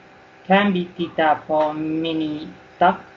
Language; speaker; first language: Swedish; non-native, learner; Spanish